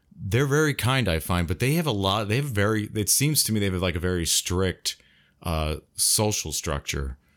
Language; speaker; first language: English; native; English